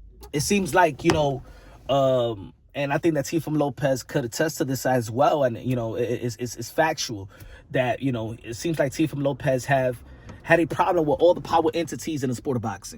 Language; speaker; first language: English; native; English